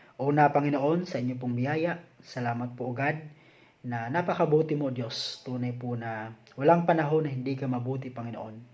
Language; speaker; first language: Filipino; non-native, local second language; Cebuano